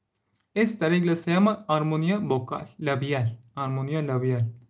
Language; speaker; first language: Spanish; non-native, learner; Turkish